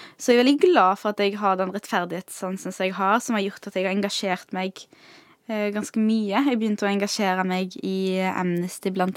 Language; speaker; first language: Norwegian; early bilingual, other home language; Arabic